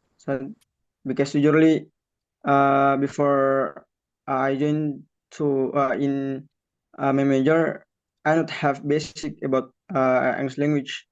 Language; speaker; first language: English; non-native, learner; Indonesian